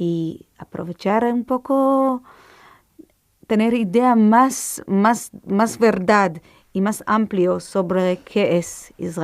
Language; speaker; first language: Spanish; non-native, fluent; Hebrew